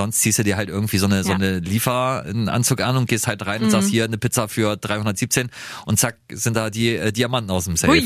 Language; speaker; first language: German; native; German